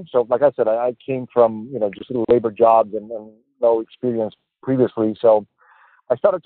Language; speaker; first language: English; non-native, fluent; Romanian